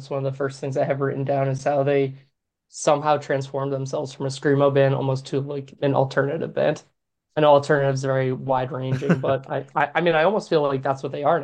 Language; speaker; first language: English; native; English